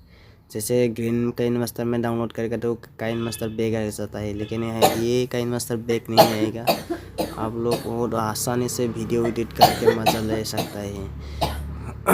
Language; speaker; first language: Hindi; non-native, local second language; Assamese